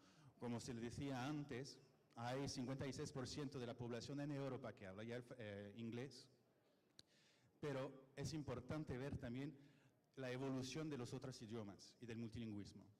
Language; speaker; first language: Spanish; non-native, fluent; French